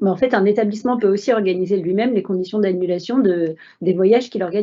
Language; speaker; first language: French; native; French